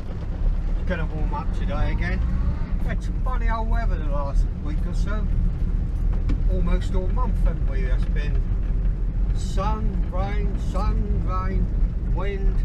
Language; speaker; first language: English; native; English